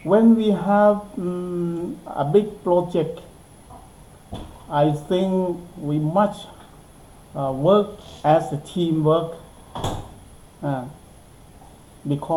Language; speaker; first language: English; non-native, learner; Thai